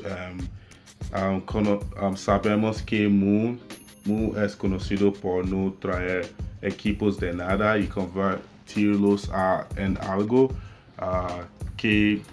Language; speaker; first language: Spanish; non-native, learner; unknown